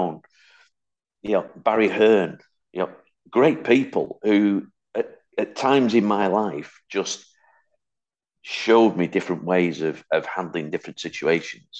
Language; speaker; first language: English; native; English